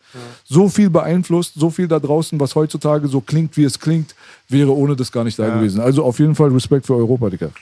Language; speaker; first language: German; early bilingual, other home language; Persian